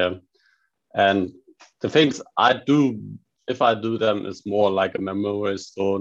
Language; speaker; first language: English; non-native, fluent; German